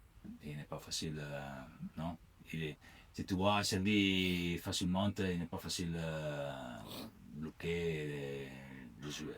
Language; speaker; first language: French; non-native, learner; Italian